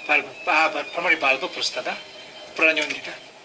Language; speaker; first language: Russian; non-native, learner; Korean